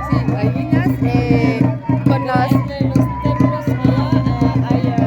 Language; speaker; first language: Spanish; non-native, learner; French